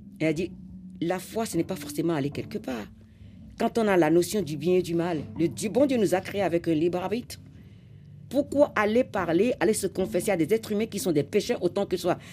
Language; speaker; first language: French; non-native, local second language; Fon